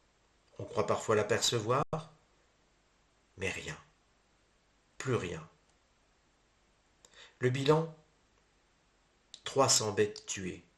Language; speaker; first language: French; native; French